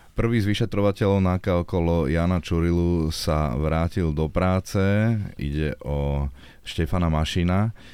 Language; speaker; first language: Slovak; native; Slovak